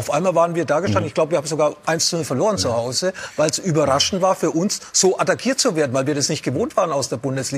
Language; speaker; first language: German; native; German